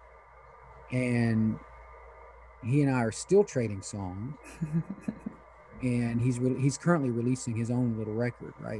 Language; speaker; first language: English; early bilingual, other home language; Pennsylvania German